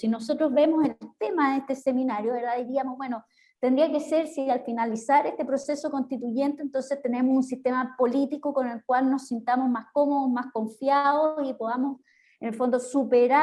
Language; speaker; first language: Spanish; native; Spanish